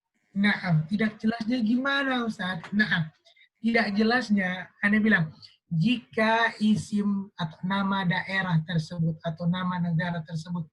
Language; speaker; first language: Indonesian; native; Indonesian